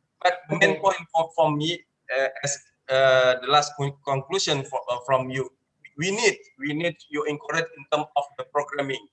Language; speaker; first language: English; non-native, learner; Indonesian